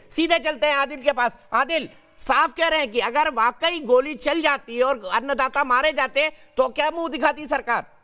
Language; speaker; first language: Hindi; native; Hindi